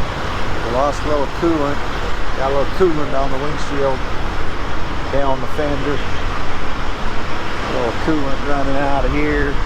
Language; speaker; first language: English; native; English